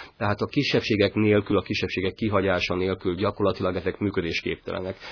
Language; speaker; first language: Hungarian; native; Hungarian